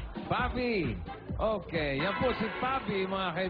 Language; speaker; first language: Filipino; native; Filipino